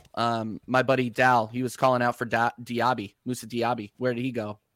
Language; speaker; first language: English; native; English